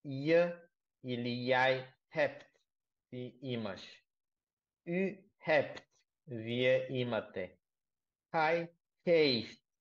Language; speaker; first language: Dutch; non-native, fluent; Bulgarian